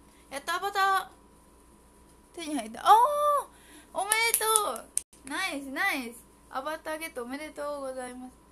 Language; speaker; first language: Japanese; early bilingual, heritage; Japanese